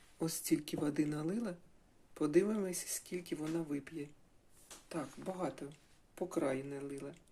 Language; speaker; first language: Ukrainian; non-native, local second language; Russian